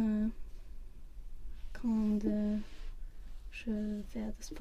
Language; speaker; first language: French; non-native, learner; Swedish